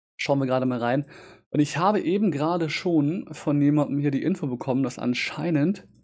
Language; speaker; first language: German; native; German